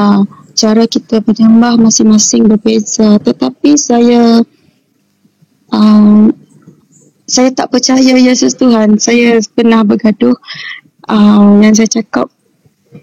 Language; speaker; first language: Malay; non-native, local second language; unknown